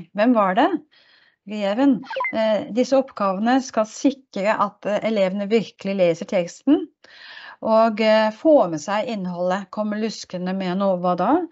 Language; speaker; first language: Norwegian; native; Norwegian